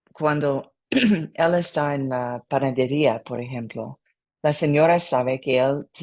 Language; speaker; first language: Spanish; non-native, learner; English